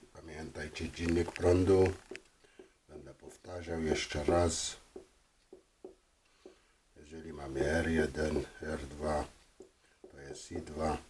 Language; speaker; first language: Polish; non-native, fluent; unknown